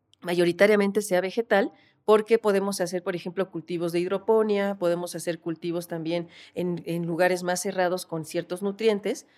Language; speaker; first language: Spanish; native; Spanish